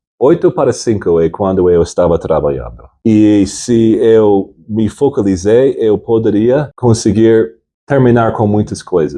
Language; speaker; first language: Portuguese; non-native, fluent; English